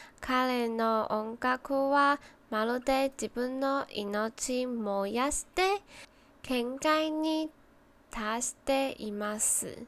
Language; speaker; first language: Japanese; non-native, learner; Chinese